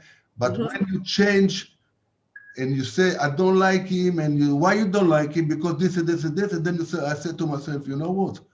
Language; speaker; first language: English; non-native, fluent; Hebrew